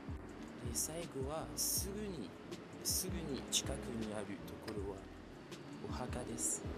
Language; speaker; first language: Japanese; non-native, fluent; French